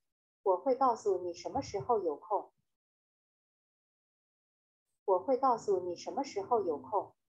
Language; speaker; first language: Chinese; non-native, learner; Vietnamese